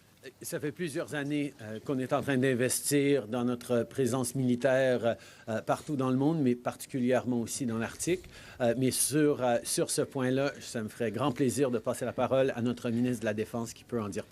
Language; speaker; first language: French; native; French